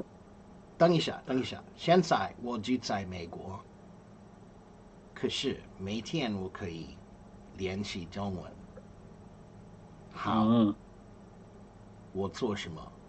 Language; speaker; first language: Chinese; non-native, learner; English